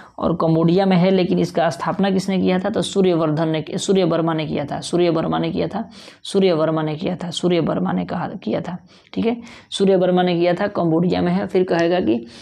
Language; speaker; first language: Hindi; native; Hindi